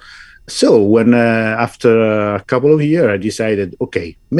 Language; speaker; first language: English; non-native, fluent; Italian